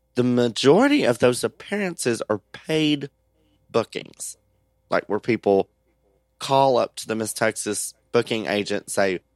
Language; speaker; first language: English; native; English